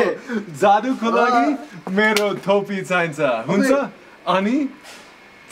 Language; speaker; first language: Nepali; non-native, learner; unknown